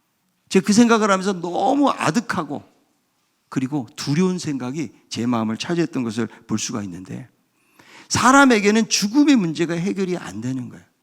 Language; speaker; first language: Korean; native; Korean